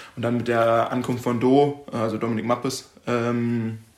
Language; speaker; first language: German; native; German